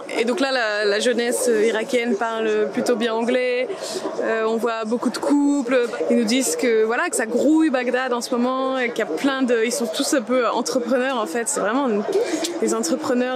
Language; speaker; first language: French; native; French